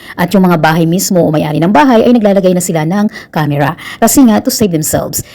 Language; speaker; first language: Filipino; native; Filipino